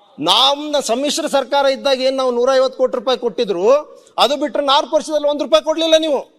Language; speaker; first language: Kannada; native; Kannada